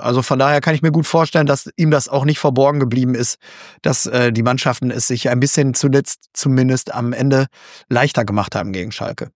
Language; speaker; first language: German; native; German